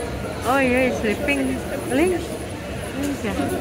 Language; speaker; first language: English; non-native, learner; Indonesian